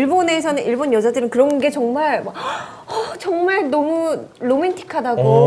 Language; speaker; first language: Korean; native; Korean